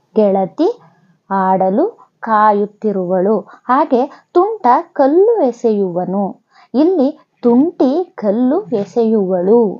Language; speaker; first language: Kannada; native; Kannada